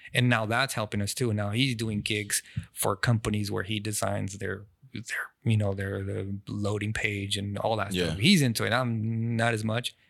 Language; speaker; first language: English; non-native, fluent; Spanish